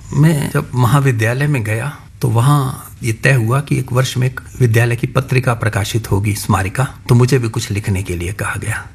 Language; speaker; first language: Hindi; non-native, local second language; Punjabi